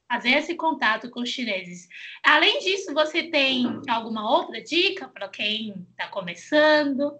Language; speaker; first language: Portuguese; non-native, fluent; Chinese